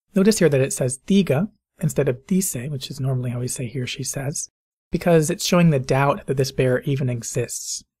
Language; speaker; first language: English; native; English